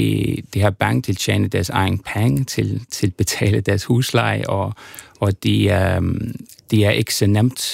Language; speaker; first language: Danish; non-native, fluent; German